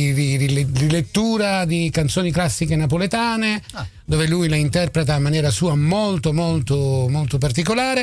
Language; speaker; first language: Italian; native; Italian